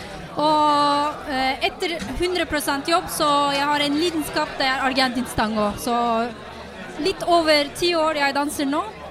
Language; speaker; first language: Norwegian; non-native, fluent; Turkish